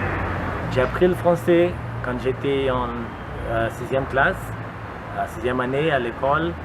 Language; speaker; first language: French; non-native, learner; Portuguese